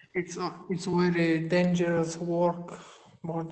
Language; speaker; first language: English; non-native, learner; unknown